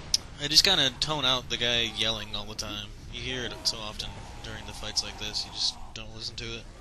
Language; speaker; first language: English; native; English